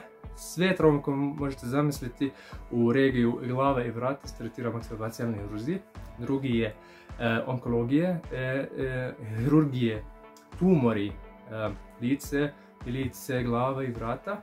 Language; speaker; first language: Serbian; non-native, learner; Arabic